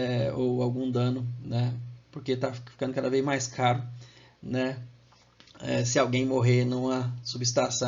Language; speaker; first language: Portuguese; native; Portuguese